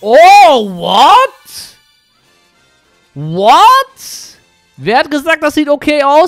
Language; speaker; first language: German; native; German